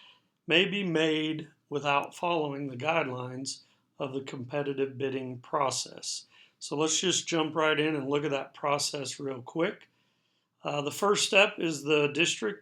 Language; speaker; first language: English; native; English